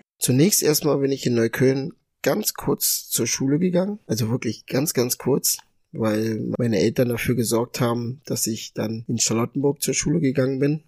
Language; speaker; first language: German; early bilingual, other home language; Ga